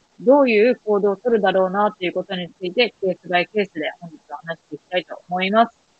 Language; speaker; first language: Japanese; native; Japanese